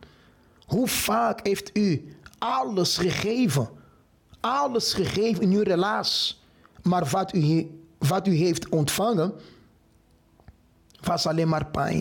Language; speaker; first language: Dutch; non-native, fluent; Portuguese